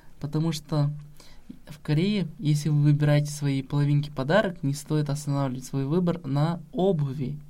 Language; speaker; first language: Russian; non-native, local second language; Kazakh